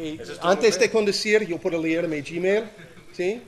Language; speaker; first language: Spanish; non-native, learner; English